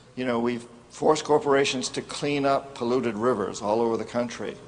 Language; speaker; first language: English; native; English